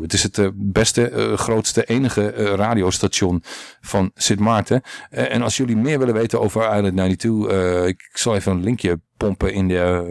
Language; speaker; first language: Dutch; native; Dutch